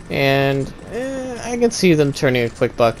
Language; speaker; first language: English; native; English